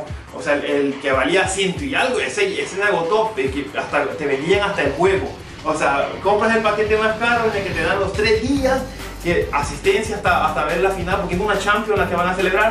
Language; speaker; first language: Spanish; early bilingual, other home language; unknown